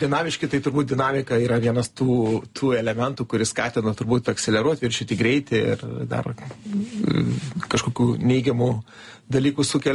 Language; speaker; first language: Lithuanian; native; Lithuanian